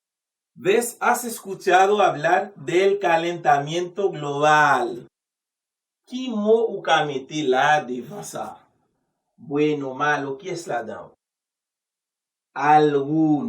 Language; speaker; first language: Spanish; non-native, fluent; Haitian Creole